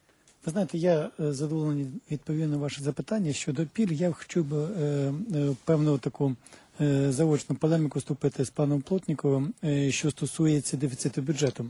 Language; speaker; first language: Ukrainian; native; Ukrainian